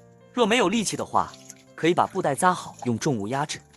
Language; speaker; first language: Chinese; native; Chinese